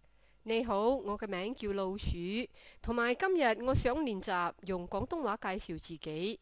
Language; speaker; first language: Cantonese; non-native, learner; English